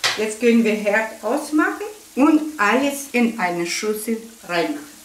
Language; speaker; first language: German; non-native, fluent; Russian